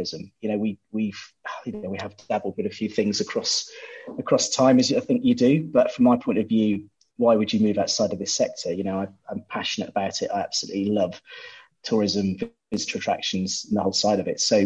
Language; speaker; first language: English; native; English